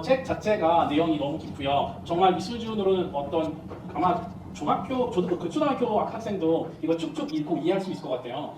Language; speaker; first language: Korean; non-native, fluent; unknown